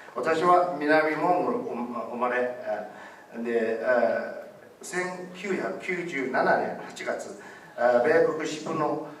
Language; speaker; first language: Japanese; non-native, fluent; Mongolian